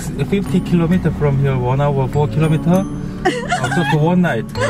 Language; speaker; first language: English; non-native, learner; Korean